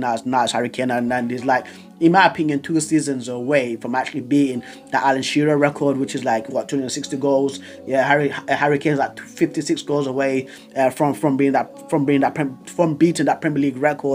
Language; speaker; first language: English; native; English